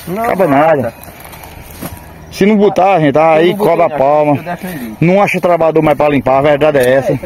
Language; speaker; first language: Portuguese; native; Portuguese